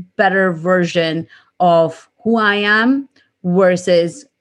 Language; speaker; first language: English; non-native, local second language; Gujarati